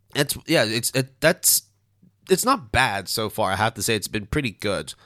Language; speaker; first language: English; non-native, fluent; Cantonese